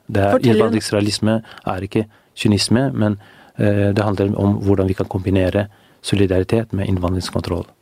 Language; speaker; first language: Norwegian; non-native, fluent; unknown